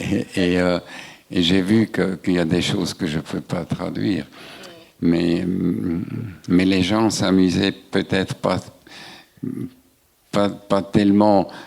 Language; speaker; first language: French; non-native, local second language; German